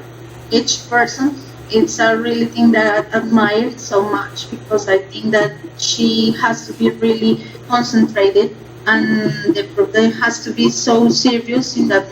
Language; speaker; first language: English; non-native, learner; Spanish